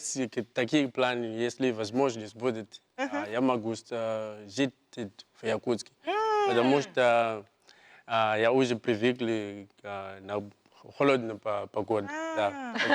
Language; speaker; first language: Russian; non-native, learner; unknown